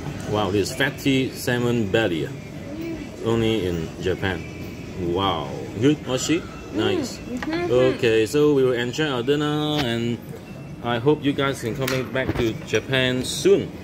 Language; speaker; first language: English; non-native, local second language; Cantonese